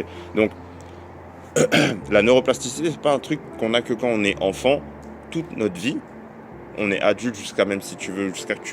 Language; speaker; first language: French; native; French